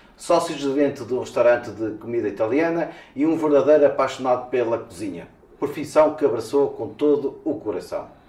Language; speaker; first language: Portuguese; native; Portuguese